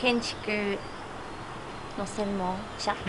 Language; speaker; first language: Japanese; non-native, fluent; English